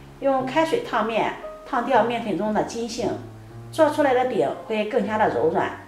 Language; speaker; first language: Chinese; native; Chinese